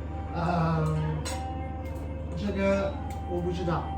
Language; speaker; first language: Chinese; non-native, learner; French